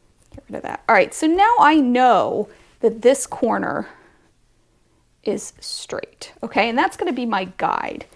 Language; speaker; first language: English; native; English